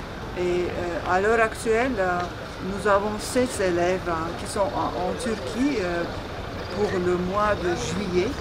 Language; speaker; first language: French; non-native, fluent; Turkish